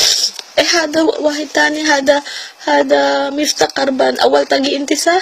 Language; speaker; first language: Arabic; non-native, learner; Filipino